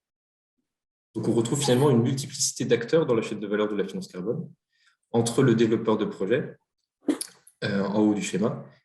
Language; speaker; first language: French; native; French